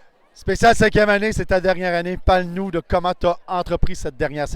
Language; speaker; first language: French; native; French